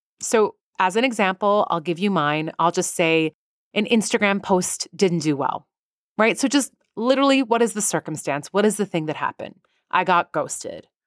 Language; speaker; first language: English; early bilingual, other home language; Persian